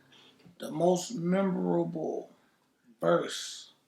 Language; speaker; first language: English; native; English